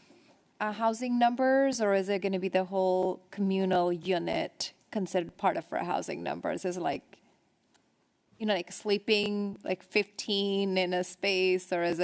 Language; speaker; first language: English; native; English